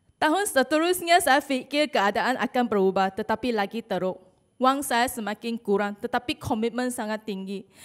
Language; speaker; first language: Malay; non-native, local second language; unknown